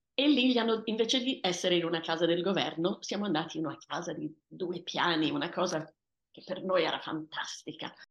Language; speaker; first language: Italian; early bilingual, heritage; Italian